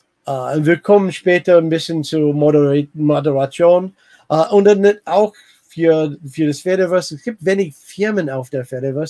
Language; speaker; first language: German; non-native, learner; English